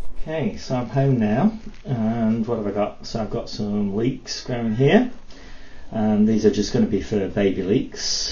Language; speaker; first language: English; native; English